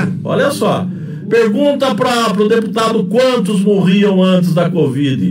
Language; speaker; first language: Portuguese; native; Portuguese